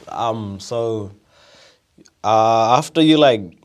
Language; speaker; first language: English; native; English